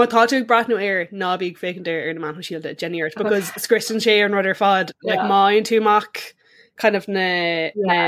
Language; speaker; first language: Irish; non-native, local second language; English